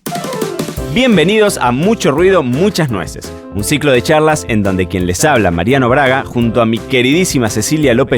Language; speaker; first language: Spanish; native; Spanish